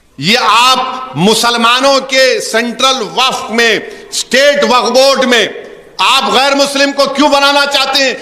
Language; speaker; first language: Urdu; native; Urdu